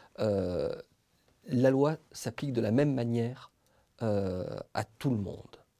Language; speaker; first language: French; native; French